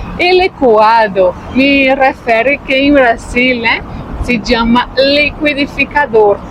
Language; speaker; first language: Spanish; non-native, fluent; Portuguese